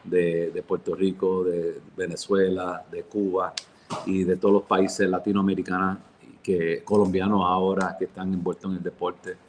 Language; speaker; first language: Spanish; early bilingual, heritage; Spanish